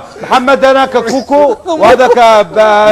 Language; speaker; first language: Arabic; native; Arabic